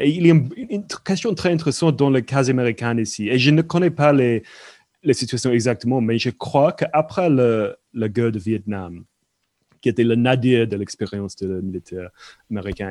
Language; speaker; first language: French; non-native, fluent; English